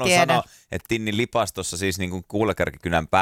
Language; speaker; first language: Finnish; native; Finnish